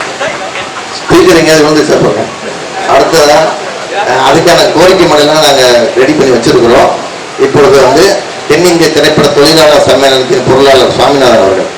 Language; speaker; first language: Tamil; native; Tamil